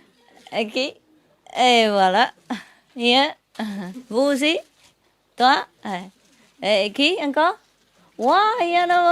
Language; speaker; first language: French; non-native, learner; Vietnamese